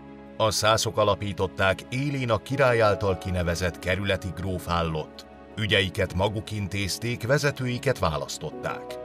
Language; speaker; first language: Hungarian; native; Hungarian